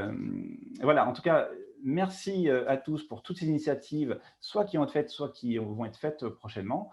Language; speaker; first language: French; native; French